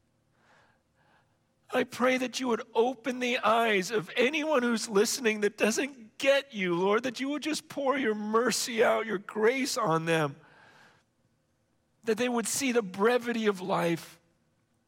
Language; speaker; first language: English; native; English